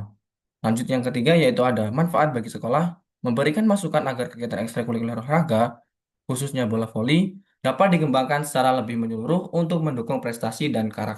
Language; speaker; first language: Indonesian; native; Indonesian